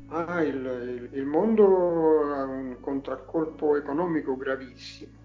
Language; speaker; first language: Italian; non-native, local second language; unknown